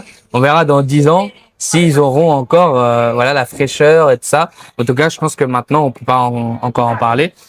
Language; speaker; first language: French; native; French